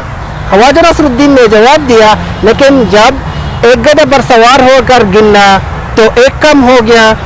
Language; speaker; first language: Hindi; non-native, fluent; Arabic